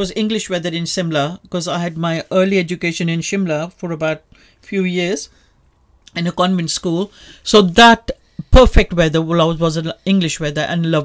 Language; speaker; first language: English; non-native, local second language; Punjabi